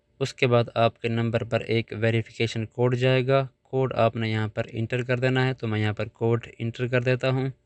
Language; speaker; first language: Urdu; non-native, local second language; Punjabi